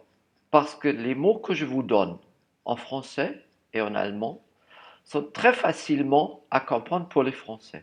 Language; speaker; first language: French; non-native, fluent; German